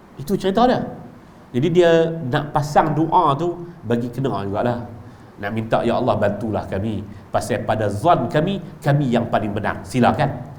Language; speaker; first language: Malay; native; Malay